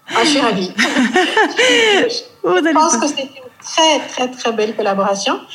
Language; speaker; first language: French; non-native, fluent; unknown